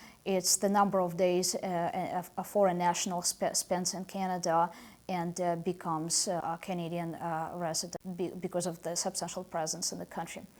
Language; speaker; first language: English; non-native, fluent; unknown